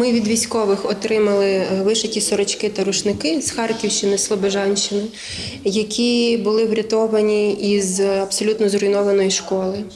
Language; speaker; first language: Ukrainian; native; Ukrainian